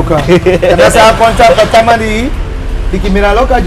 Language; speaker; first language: Indonesian; non-native, fluent; English